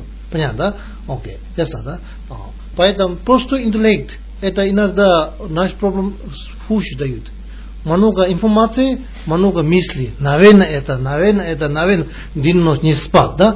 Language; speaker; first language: Russian; non-native, learner; Tibetan